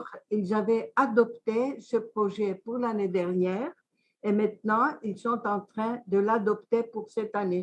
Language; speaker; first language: French; non-native, fluent; Greek